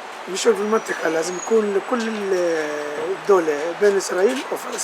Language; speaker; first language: Arabic; native; Arabic